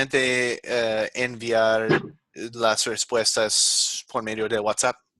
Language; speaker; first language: Spanish; non-native, fluent; English